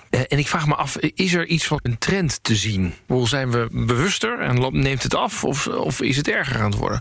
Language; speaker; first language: Dutch; native; Dutch